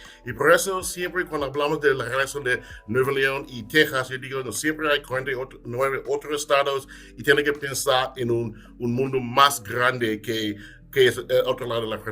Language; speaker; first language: Spanish; non-native, fluent; English